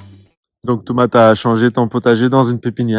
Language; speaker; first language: French; native; French